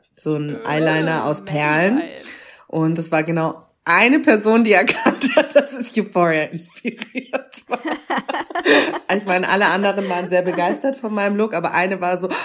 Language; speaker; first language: German; native; German